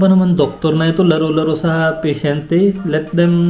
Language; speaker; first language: Filipino; non-native, learner; Punjabi